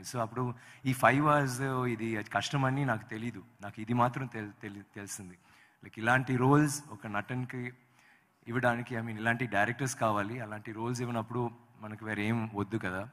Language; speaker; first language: Telugu; non-native, learner; Tamil